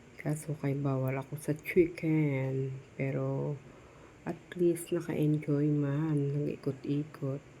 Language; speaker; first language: Filipino; non-native, local second language; Hiligaynon